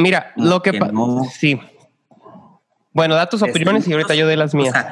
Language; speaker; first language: Spanish; native; Spanish